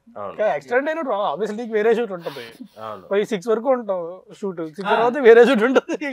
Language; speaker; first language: Telugu; native; Telugu